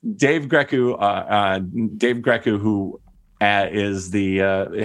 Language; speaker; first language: English; native; English